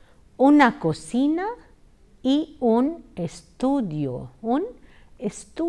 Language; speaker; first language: Spanish; non-native, fluent; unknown